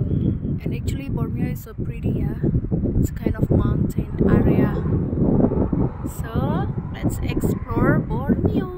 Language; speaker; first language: English; non-native, fluent; Indonesian